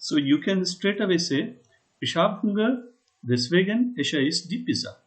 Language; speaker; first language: German; non-native, fluent; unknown